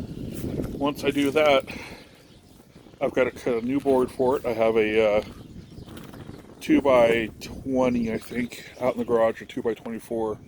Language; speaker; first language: English; native; English